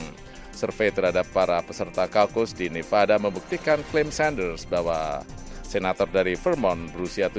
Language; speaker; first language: Indonesian; native; Indonesian